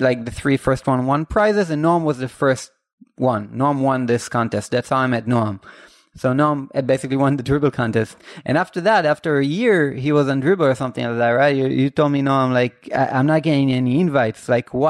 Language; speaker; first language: English; non-native, fluent; Hebrew